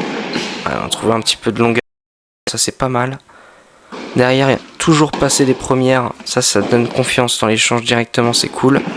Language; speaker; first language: French; native; French